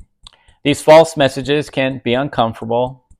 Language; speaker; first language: English; native; English